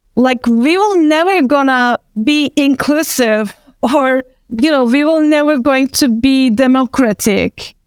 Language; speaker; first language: English; non-native, fluent; Turkish